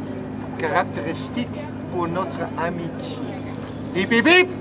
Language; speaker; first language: French; non-native, learner; Dutch